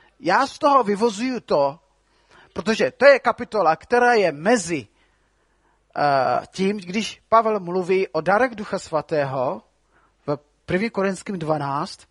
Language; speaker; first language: Czech; non-native, fluent; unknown